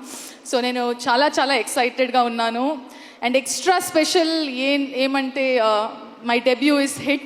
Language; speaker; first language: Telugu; non-native, learner; Kannada